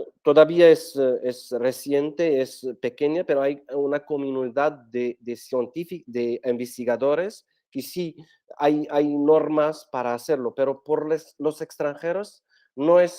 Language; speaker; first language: Spanish; non-native, fluent; Arabic